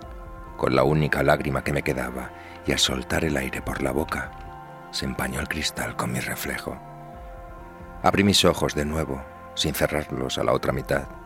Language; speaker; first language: Spanish; native; Spanish